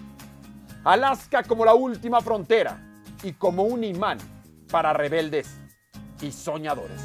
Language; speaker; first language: Spanish; native; Spanish